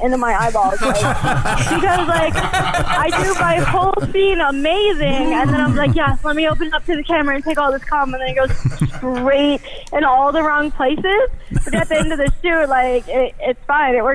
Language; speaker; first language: English; native; English